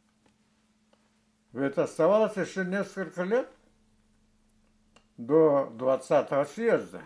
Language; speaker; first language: Russian; non-native, local second language; Karachay-Balkar